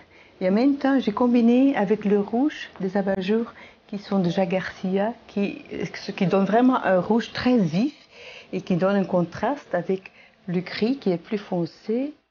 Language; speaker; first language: French; non-native, local second language; Dutch